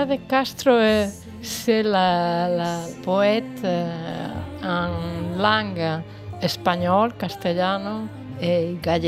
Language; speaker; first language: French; non-native, fluent; Spanish